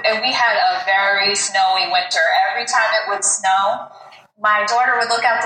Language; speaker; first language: English; native; English